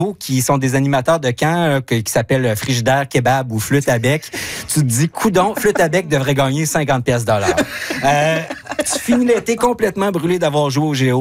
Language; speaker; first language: French; native; French